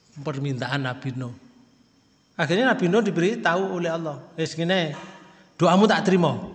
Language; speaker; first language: Indonesian; non-native, local second language; Javanese